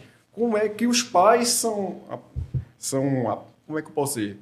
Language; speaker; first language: Portuguese; native; Portuguese